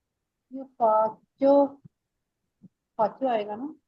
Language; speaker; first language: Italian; non-native, learner; Punjabi